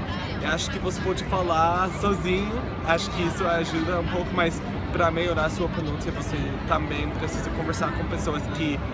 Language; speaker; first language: Portuguese; non-native, fluent; English